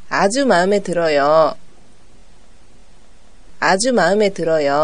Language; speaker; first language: Korean; non-native, fluent; Japanese